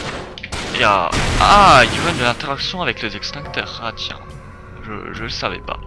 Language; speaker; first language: French; native; French